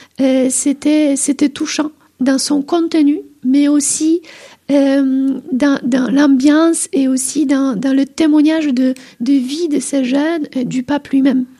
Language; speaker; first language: French; non-native, fluent; Polish